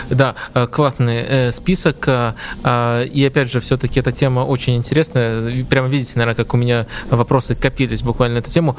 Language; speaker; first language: Russian; native; Russian